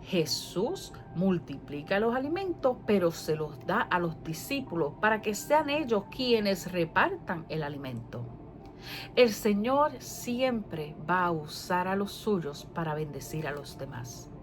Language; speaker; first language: Spanish; native; Spanish